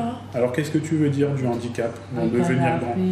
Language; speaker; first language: French; native; French